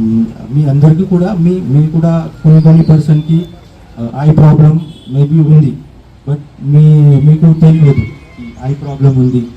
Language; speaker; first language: Telugu; non-native, learner; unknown